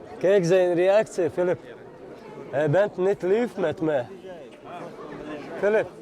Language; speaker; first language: Dutch; non-native, learner; Chechen